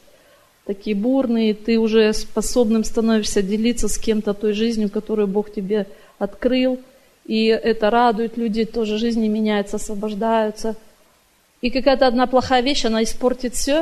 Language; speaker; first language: Russian; native; Russian